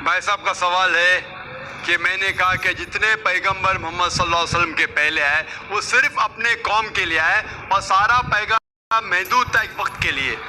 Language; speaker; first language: Hindi; non-native, local second language; Konkani